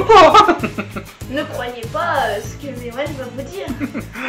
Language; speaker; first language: French; native; French